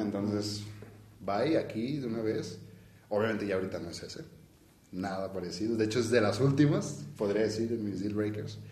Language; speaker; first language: Spanish; native; Spanish